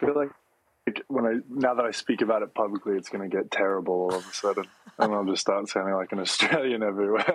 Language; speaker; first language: English; native; English